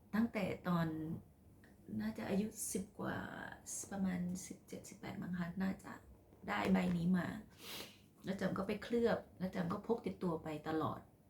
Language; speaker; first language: Thai; non-native, local second language; Khmer